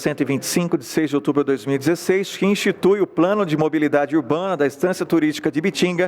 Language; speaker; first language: Portuguese; native; Portuguese